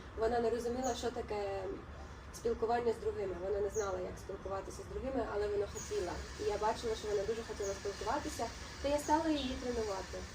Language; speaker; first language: Ukrainian; non-native, local second language; Russian